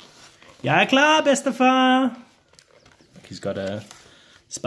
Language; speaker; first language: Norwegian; non-native, learner; English